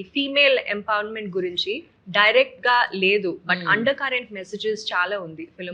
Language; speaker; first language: Telugu; non-native, local second language; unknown